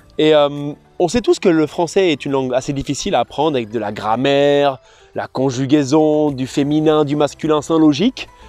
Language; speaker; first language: French; native; French